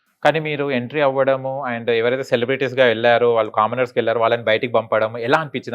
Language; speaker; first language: Telugu; native; Telugu